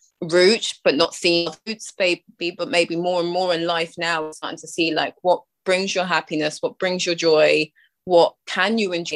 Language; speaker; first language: English; native; English